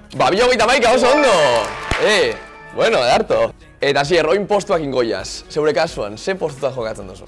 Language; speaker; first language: Basque; native; Basque